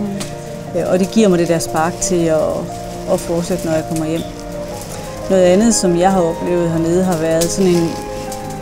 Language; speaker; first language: Danish; native; Danish